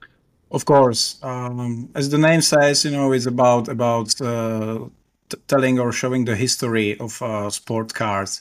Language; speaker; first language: English; non-native, fluent; Czech